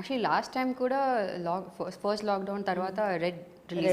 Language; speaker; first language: Telugu; non-native, learner; Tamil